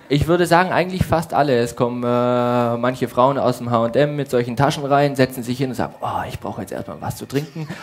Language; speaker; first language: German; native; German